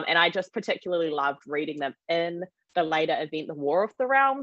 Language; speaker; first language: English; native; English